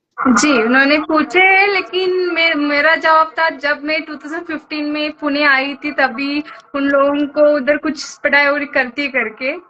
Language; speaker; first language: Hindi; non-native, local second language; Kannada